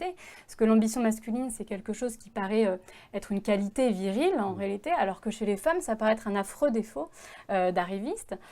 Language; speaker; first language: French; native; French